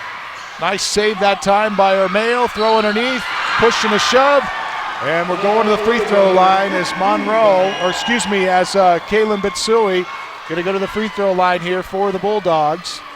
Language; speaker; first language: English; native; English